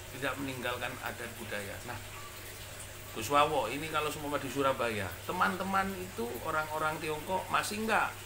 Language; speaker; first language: Indonesian; non-native, local second language; Javanese